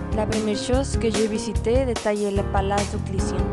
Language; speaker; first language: French; non-native, learner; Spanish